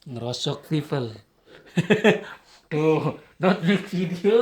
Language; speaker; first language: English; non-native, learner; Indonesian